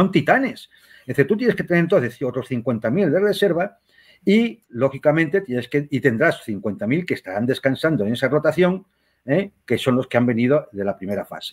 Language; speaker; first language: Spanish; native; Spanish